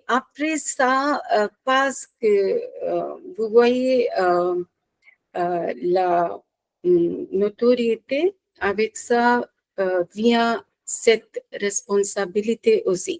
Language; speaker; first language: French; non-native, fluent; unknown